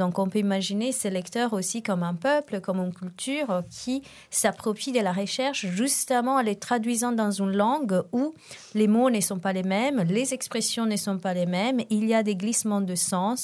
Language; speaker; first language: French; non-native, fluent; Italian